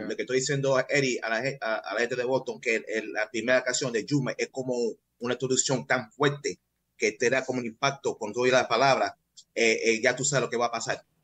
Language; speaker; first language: Spanish; early bilingual, heritage; English